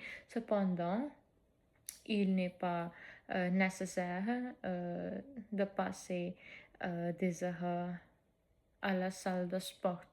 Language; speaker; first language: French; non-native, fluent; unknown